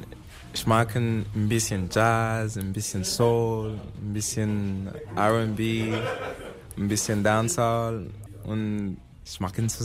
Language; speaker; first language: German; non-native, learner; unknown